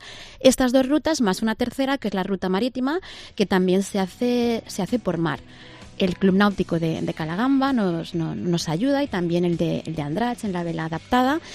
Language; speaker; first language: Spanish; native; Spanish